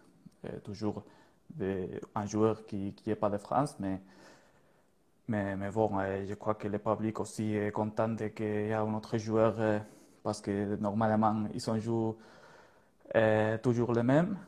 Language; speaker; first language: French; non-native, learner; Spanish